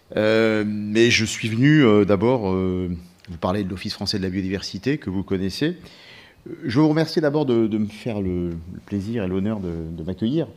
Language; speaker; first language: French; native; French